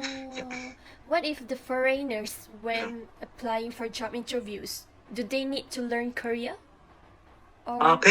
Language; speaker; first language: English; non-native, fluent; Malay